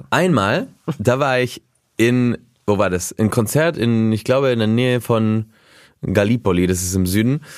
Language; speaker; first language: German; early bilingual, heritage; German